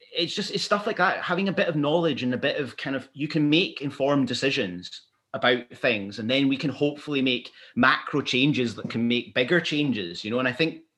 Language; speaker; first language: English; native; English